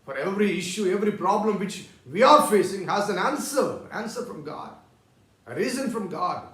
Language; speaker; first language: English; non-native, local second language; Telugu